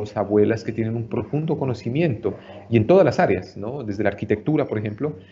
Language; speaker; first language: Spanish; native; Spanish